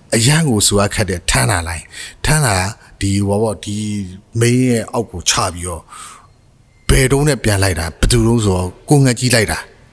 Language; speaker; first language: Burmese; native; Burmese